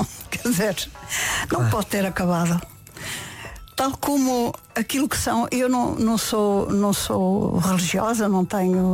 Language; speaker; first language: Portuguese; native; Portuguese